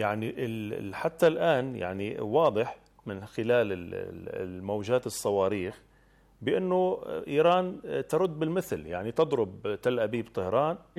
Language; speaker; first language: Arabic; native; Arabic